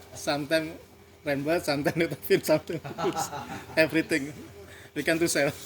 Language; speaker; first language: English; non-native, learner; Indonesian